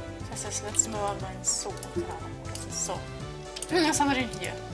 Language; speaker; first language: German; native; German